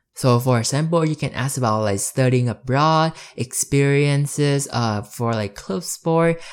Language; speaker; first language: English; early bilingual, other home language; Vietnamese